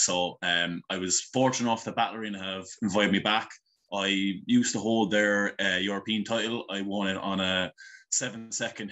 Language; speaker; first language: English; native; English